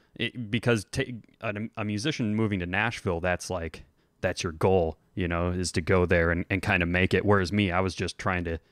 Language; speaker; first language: English; native; English